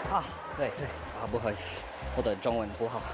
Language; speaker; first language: Chinese; non-native, learner; English